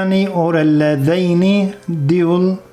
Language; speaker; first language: Arabic; non-native, fluent; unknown